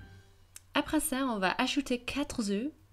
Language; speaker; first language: French; non-native, fluent; Danish